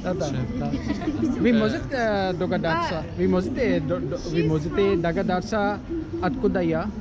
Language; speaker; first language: Russian; non-native, learner; Urdu